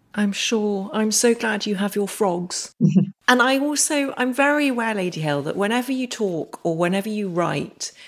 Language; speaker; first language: English; native; English